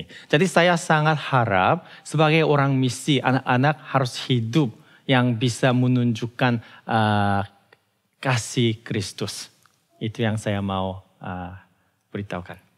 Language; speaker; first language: Indonesian; non-native, fluent; Korean